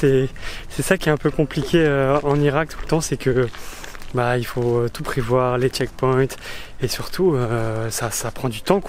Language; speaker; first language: French; native; French